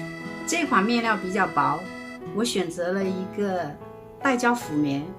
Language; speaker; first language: Chinese; native; Chinese